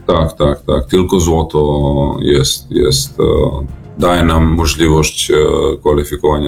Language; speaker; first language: Polish; non-native, learner; Serbian